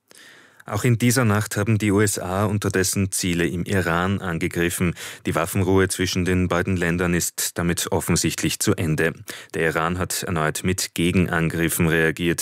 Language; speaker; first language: German; native; German